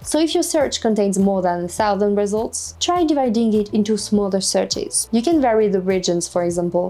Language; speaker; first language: English; non-native, fluent; French